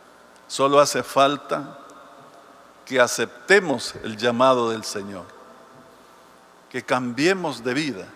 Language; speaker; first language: Spanish; native; Spanish